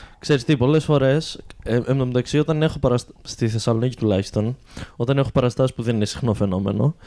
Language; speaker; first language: Greek; early bilingual, heritage; Greek